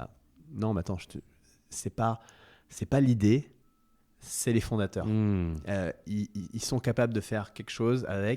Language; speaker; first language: French; native; French